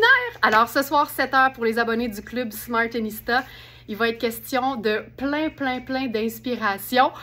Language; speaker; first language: French; native; French